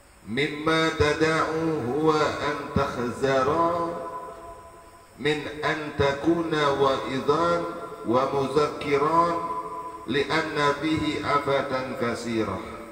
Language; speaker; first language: Arabic; non-native, fluent; Indonesian